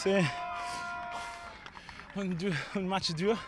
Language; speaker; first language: French; non-native, learner; English